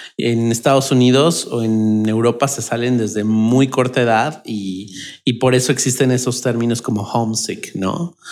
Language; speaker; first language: Spanish; native; Spanish